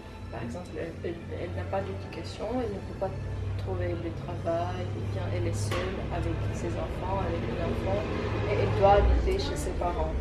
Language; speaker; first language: French; non-native, fluent; Tajik